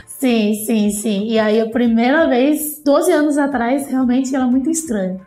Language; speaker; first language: Portuguese; non-native, fluent; Chinese